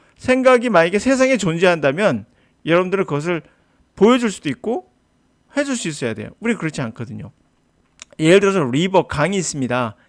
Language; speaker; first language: Korean; native; Korean